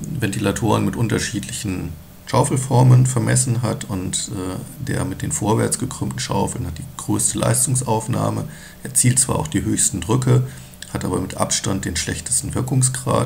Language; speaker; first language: German; native; German